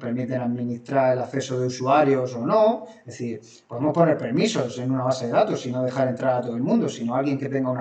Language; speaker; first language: Spanish; native; Spanish